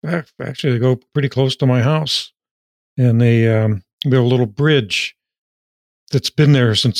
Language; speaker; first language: English; native; English